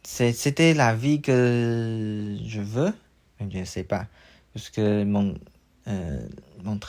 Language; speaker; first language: French; non-native, learner; Chinese